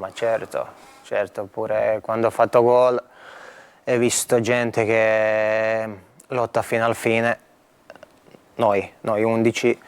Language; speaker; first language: Italian; non-native, fluent; Croatian